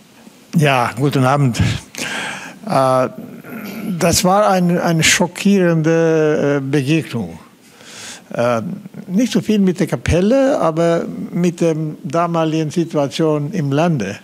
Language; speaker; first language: German; non-native, fluent; Swedish